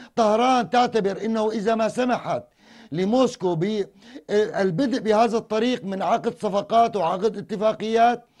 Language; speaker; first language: Arabic; native; Arabic